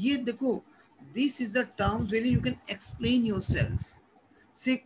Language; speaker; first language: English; non-native, local second language; Hindi